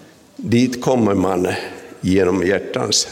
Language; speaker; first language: Swedish; non-native, local second language; Finnish